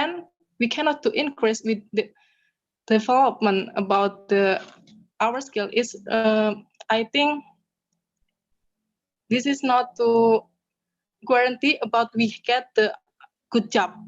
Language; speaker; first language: English; non-native, learner; Indonesian